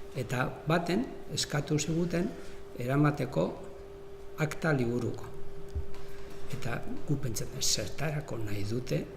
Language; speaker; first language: Basque; native; Basque